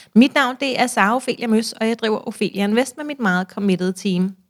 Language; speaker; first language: Danish; native; Danish